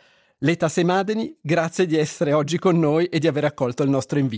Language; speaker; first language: Italian; native; Italian